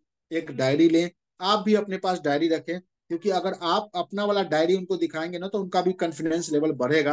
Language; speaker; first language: Hindi; native; Hindi